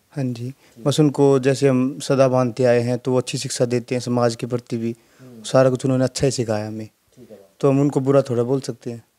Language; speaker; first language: Hindi; native; Hindi